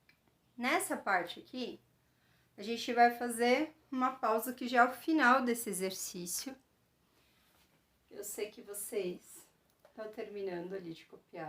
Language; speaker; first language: Portuguese; native; Portuguese